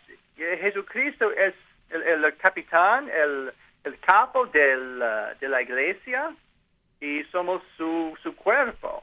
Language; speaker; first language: Spanish; non-native, learner; English